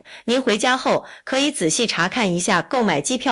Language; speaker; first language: Chinese; native; Chinese